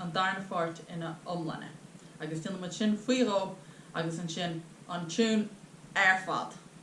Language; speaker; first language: Irish; native; Irish